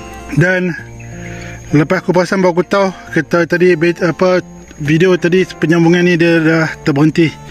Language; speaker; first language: Malay; native; Malay